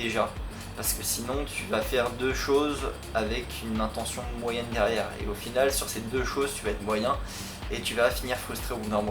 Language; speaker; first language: French; native; French